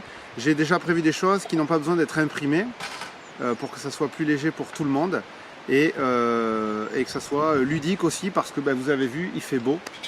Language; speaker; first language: French; native; French